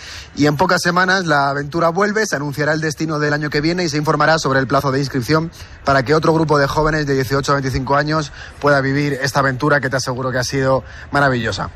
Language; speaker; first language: Spanish; native; Spanish